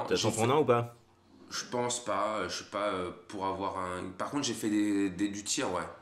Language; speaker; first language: French; native; French